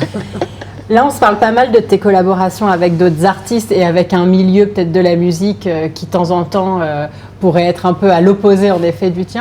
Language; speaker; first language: French; native; French